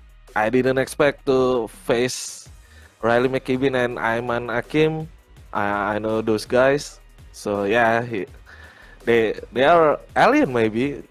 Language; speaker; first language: English; non-native, learner; Indonesian